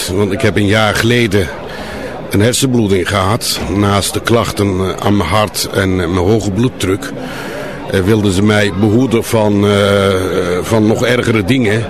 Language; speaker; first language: Dutch; non-native, fluent; Turkish